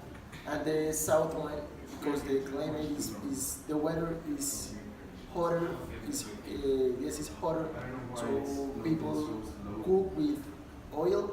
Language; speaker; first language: English; non-native, learner; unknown